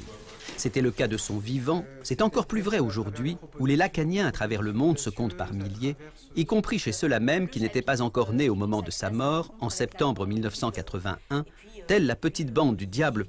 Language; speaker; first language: French; native; French